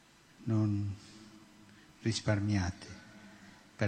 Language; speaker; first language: Italian; early bilingual, heritage; Spanish